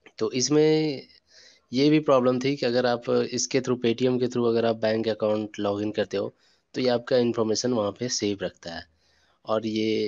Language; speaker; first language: Hindi; native; Hindi